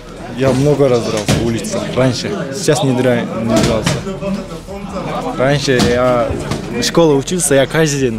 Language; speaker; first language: Russian; non-native, learner; Kyrgyz